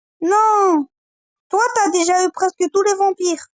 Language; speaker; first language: French; native; French